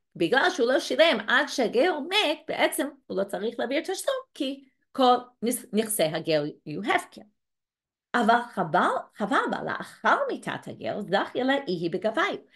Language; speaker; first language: Hebrew; non-native, fluent; English